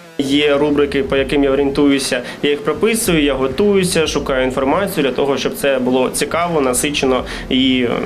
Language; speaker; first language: Ukrainian; native; Ukrainian